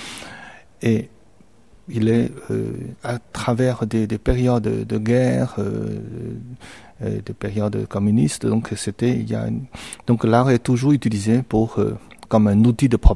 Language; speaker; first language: French; non-native, fluent; Chinese